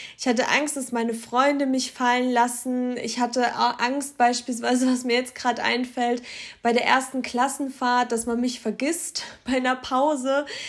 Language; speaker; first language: German; early bilingual, other home language; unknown